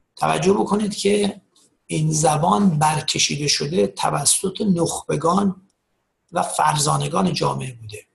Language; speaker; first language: Persian; native; Persian